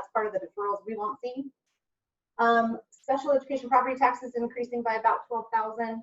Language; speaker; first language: English; native; English